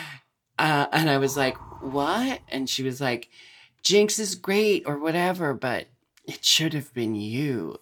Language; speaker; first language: English; native; English